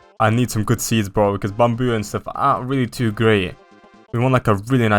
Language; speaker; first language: English; native; English